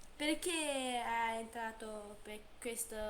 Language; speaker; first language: Italian; non-native, learner; Romanian